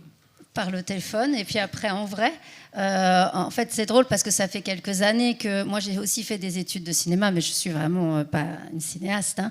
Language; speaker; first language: French; native; French